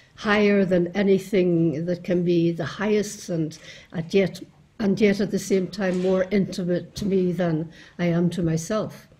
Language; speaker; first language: English; native; English